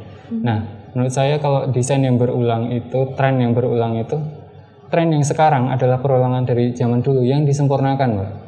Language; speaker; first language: Indonesian; native; Indonesian